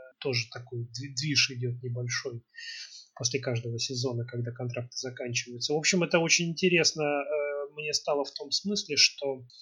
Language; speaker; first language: Russian; native; Russian